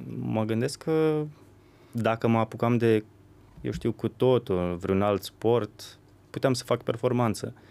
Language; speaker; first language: Romanian; native; Romanian